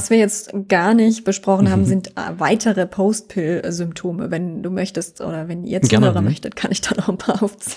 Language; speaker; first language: German; native; German